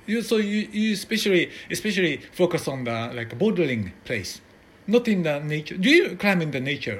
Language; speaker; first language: English; non-native, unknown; Japanese